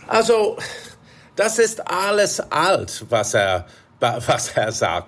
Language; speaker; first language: German; non-native, fluent; English